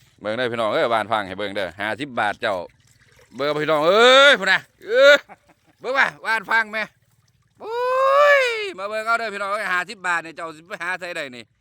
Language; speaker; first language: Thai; non-native, local second language; Lao